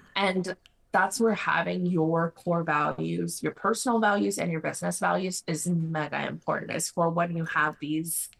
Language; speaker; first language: English; non-native, fluent; Spanish